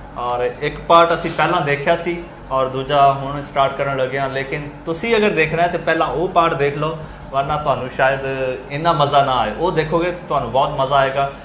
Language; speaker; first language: Punjabi; native; Punjabi